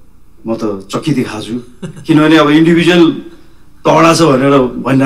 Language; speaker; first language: Nepali; native; Nepali